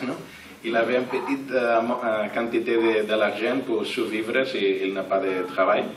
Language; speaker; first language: French; non-native, learner; Catalan